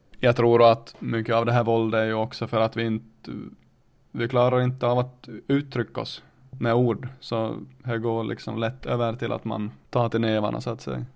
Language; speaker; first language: Swedish; native; Swedish